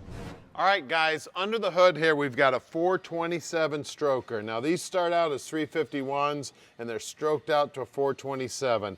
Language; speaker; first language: English; native; English